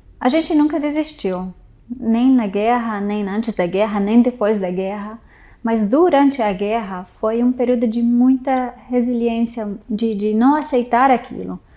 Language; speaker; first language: Portuguese; non-native, fluent; Arabic